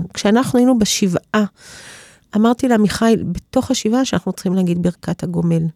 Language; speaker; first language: Hebrew; early bilingual, other home language; English